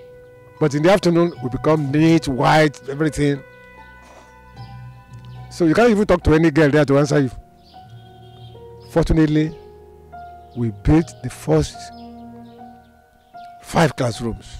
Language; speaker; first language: English; non-native, local second language; Yoruba